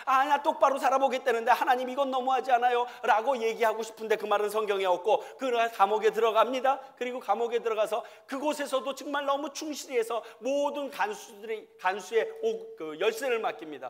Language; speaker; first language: Korean; native; Korean